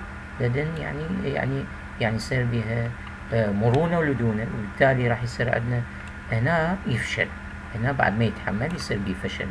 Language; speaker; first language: Arabic; native; Arabic